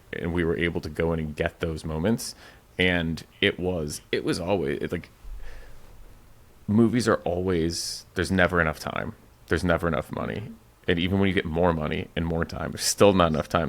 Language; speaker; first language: English; native; English